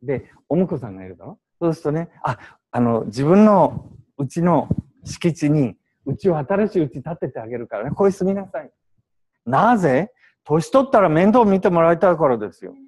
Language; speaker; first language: Japanese; native; Japanese